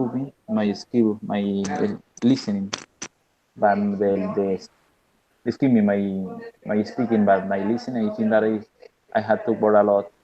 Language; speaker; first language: English; non-native, learner; Spanish